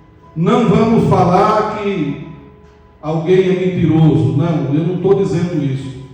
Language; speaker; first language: Portuguese; native; Portuguese